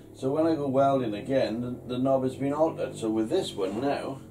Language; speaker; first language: English; native; English